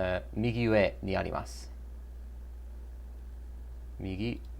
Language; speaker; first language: Japanese; non-native, learner; English